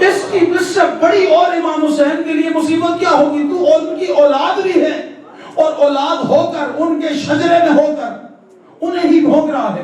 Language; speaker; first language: Urdu; native; Urdu